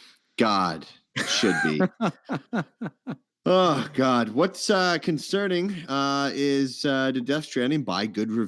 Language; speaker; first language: English; native; English